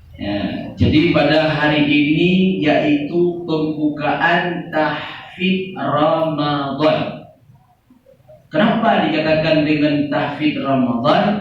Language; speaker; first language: Indonesian; non-native, local second language; Achinese